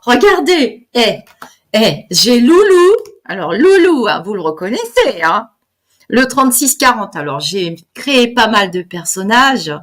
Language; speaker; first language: French; native; French